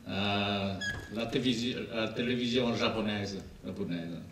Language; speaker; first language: French; non-native, learner; Vietnamese